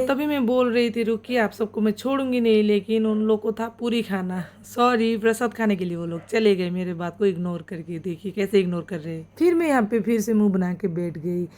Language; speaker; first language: Hindi; non-native, local second language; Assamese